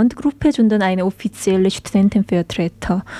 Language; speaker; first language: German; non-native, learner; Korean